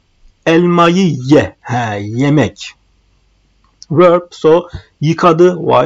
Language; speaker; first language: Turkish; non-native, fluent; Arabic